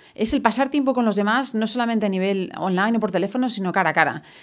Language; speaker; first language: Spanish; native; Spanish